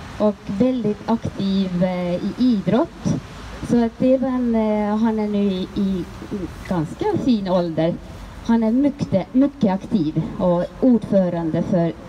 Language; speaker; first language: Swedish; non-native, fluent; Estonian